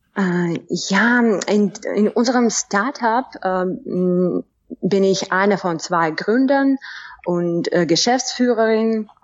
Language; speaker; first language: German; non-native, fluent; Russian